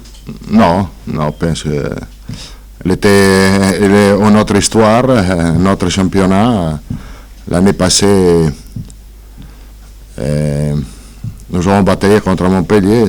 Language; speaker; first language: French; non-native, fluent; Italian